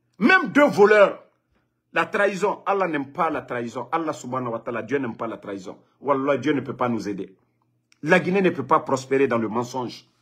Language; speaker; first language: French; non-native, local second language; Mandingo